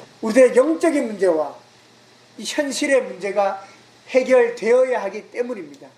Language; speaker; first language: Korean; native; Korean